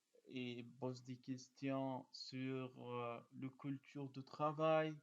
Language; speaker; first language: French; non-native, learner; Arabic